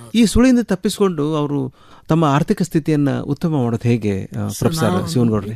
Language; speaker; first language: Kannada; native; Kannada